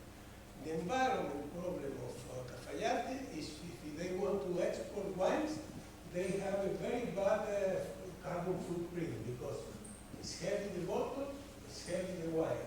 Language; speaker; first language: English; non-native, fluent; Spanish